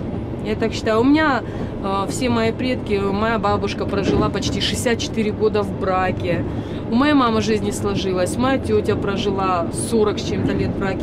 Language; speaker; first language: Russian; native; Russian